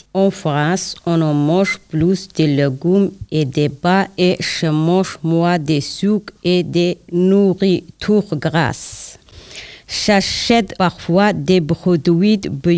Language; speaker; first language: French; non-native, learner; Somali